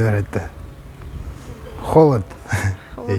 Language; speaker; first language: Russian; non-native, local second language; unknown